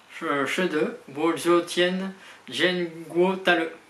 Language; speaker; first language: Chinese; non-native, learner; French